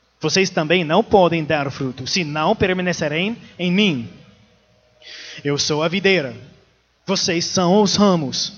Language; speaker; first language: Portuguese; non-native, learner; English